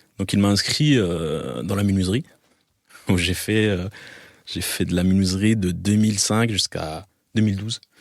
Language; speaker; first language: French; non-native, local second language; Arabic